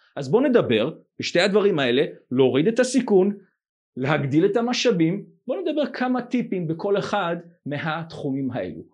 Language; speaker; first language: Hebrew; non-native, fluent; English